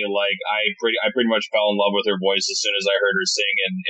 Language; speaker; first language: English; native; English